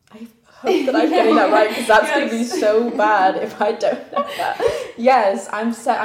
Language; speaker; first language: English; native; English